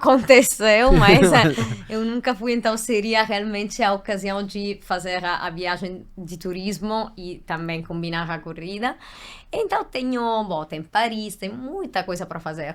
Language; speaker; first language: Portuguese; non-native, fluent; Italian